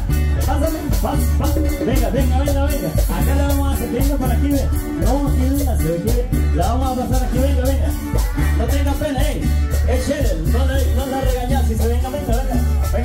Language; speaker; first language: Spanish; native; Spanish